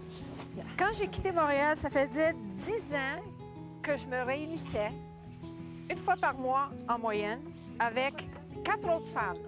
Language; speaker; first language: French; non-native, local second language; English